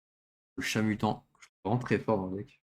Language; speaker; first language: French; native; French